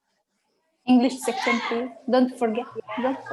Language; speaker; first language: English; non-native, learner; Arabic